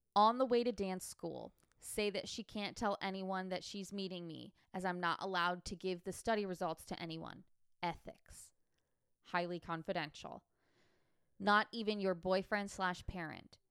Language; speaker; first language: English; native; English